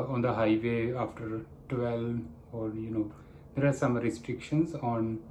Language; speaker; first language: English; non-native, local second language; Punjabi